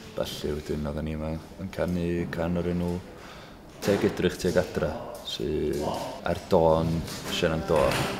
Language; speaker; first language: Welsh; native; Welsh